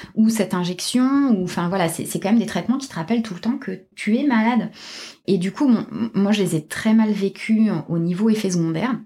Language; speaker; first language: French; native; French